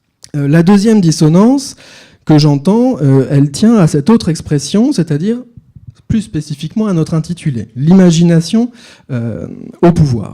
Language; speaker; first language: French; native; French